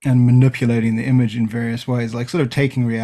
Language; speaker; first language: English; native; English